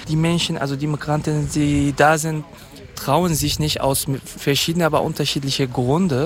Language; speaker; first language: German; non-native, fluent; Kurdish